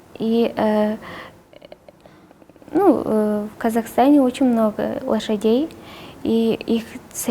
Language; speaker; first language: Russian; non-native, local second language; Kazakh